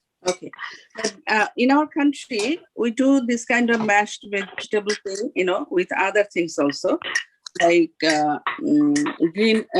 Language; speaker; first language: English; non-native, fluent; Bangla